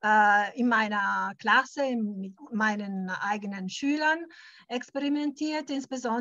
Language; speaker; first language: German; early bilingual, heritage; German